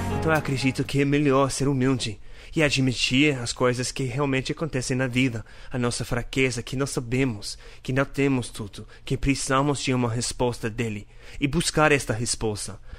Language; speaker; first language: Portuguese; non-native, learner; English